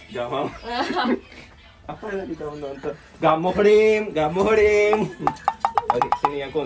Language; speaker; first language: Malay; non-native, learner; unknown